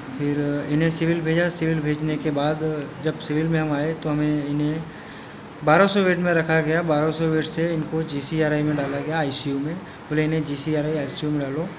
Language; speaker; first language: Hindi; native; Hindi